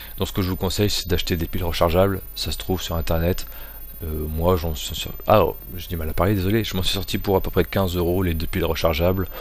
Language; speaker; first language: French; native; French